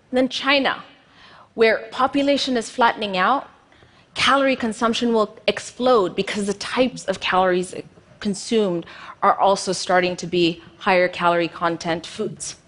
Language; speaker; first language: English; non-native, fluent; Amharic